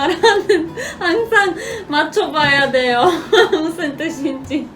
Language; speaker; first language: Korean; non-native, fluent; Polish